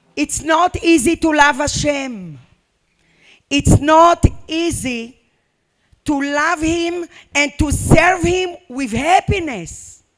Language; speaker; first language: English; non-native, learner; Arabic